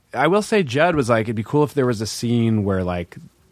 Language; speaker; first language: English; native; English